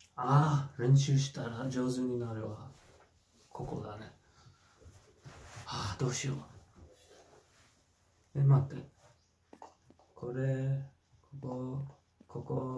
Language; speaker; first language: Japanese; non-native, fluent; English